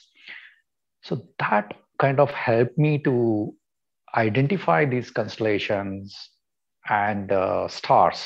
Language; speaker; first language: English; non-native, local second language; Kannada